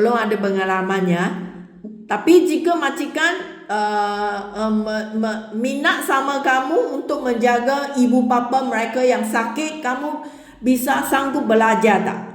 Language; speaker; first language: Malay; non-native, local second language; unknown